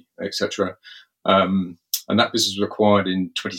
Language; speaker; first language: English; native; English